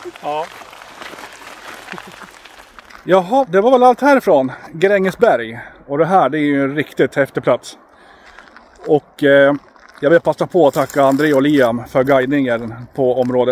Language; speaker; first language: Swedish; native; Swedish